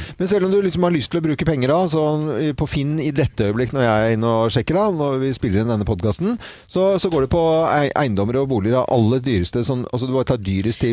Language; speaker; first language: Norwegian; native; Norwegian